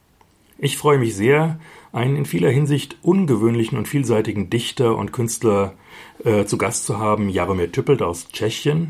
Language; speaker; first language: German; native; German